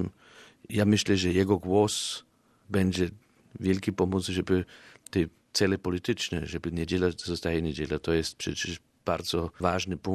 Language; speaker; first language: Polish; non-native, fluent; German